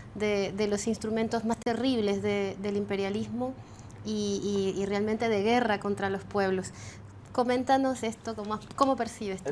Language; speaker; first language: Spanish; native; Spanish